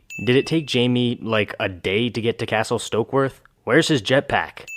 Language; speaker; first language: English; native; English